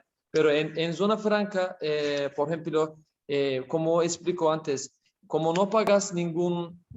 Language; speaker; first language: Spanish; non-native, learner; Turkish